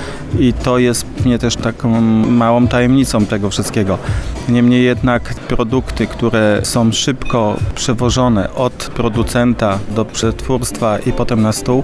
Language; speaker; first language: Polish; native; Polish